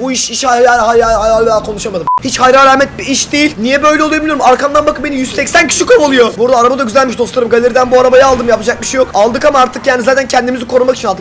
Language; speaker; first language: Turkish; native; Turkish